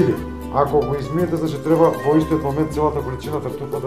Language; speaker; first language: Macedonian; native; Macedonian